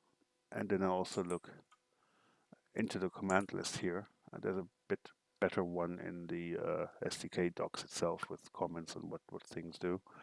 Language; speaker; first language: English; non-native, fluent; German